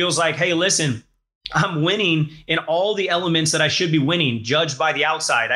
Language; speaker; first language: English; native; English